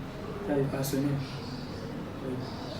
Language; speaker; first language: French; non-native, fluent; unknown